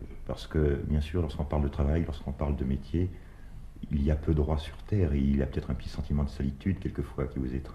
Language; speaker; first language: French; native; French